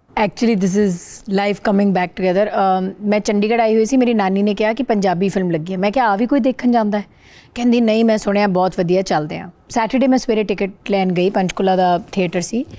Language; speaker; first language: Punjabi; non-native, local second language; Hindi